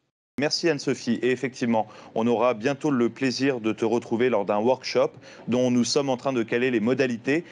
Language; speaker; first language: French; native; French